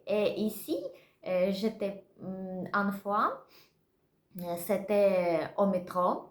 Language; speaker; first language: French; non-native, learner; Russian